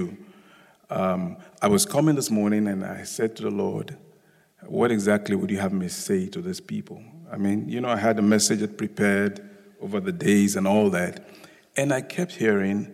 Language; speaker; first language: English; non-native, local second language; Yoruba